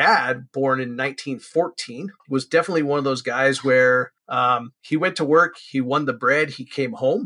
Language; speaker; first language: English; native; English